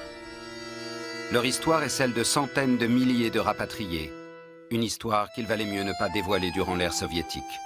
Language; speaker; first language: French; native; French